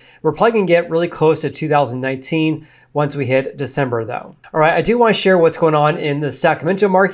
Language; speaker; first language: English; native; English